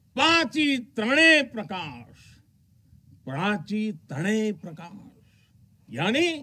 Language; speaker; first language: Hindi; non-native, local second language; Gujarati